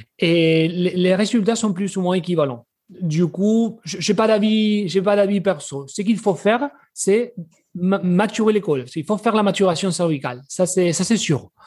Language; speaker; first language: French; non-native, fluent; Spanish